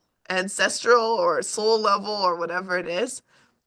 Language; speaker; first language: English; native; English